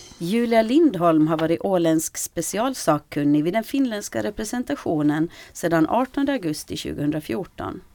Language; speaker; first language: Swedish; native; Swedish